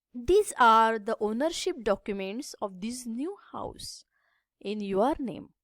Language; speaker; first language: English; non-native, local second language; Marathi